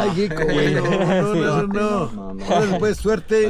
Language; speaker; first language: Spanish; native; Spanish